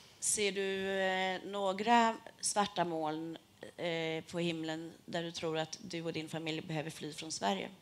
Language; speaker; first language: Swedish; native; Swedish